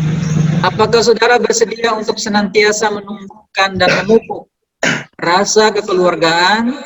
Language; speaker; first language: Malay; native; Malay